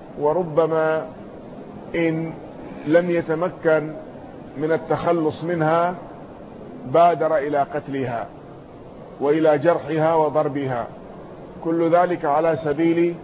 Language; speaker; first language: Arabic; native; Arabic